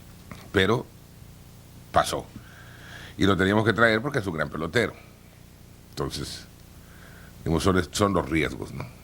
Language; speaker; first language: Spanish; native; Spanish